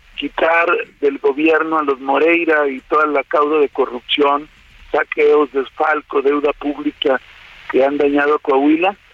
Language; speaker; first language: Spanish; native; Spanish